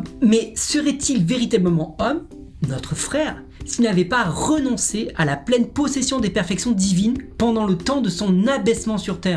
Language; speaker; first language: French; native; French